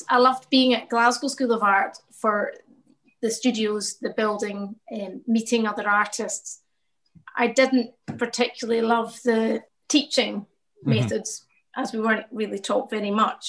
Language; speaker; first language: English; native; English